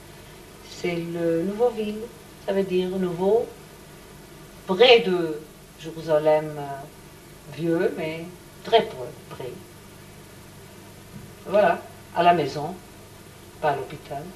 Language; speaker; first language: French; non-native, learner; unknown